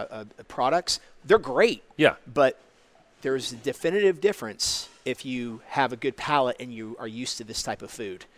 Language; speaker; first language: English; native; English